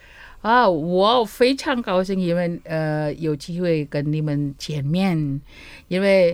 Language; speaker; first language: Chinese; non-native, fluent; Indonesian